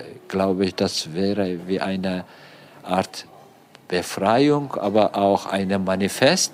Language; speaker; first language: German; non-native, fluent; Turkish